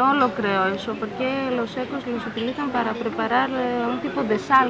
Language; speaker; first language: Spanish; non-native, fluent; Greek